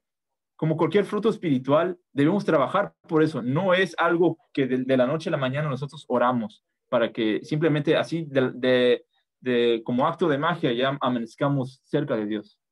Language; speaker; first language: Spanish; native; Spanish